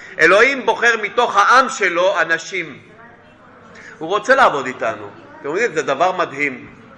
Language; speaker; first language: Hebrew; non-native, fluent; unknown